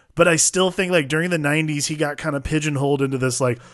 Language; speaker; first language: English; native; English